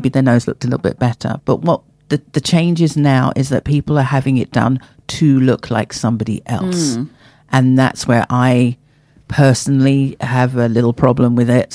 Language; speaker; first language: English; native; English